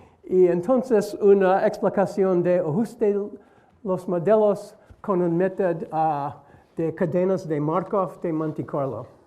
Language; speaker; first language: Spanish; non-native, learner; English